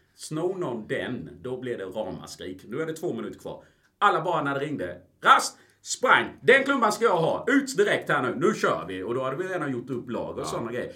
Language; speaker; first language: Swedish; early bilingual, other home language; Spanish